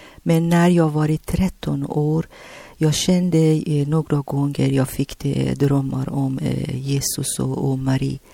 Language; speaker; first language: Swedish; non-native, learner; Persian